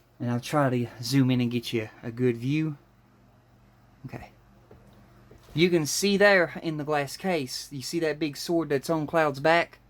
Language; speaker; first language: English; native; English